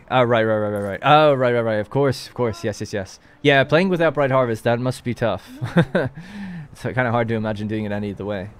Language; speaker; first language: English; native; English